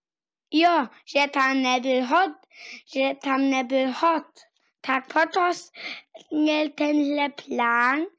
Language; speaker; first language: Czech; early bilingual, heritage; Czech